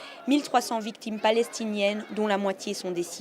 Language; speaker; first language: French; native; French